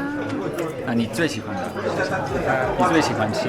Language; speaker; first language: Chinese; non-native, fluent; English